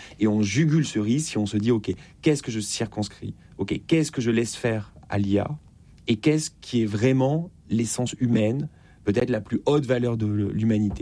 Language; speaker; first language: French; native; French